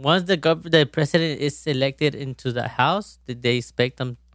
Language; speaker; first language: English; early bilingual, other home language; Spanish